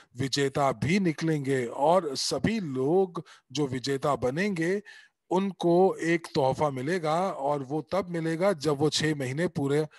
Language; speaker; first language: Hindi; native; Hindi